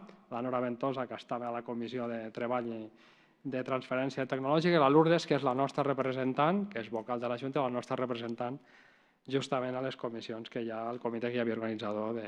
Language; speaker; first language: Catalan; native; Catalan